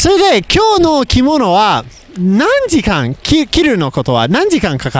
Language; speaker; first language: Japanese; non-native, learner; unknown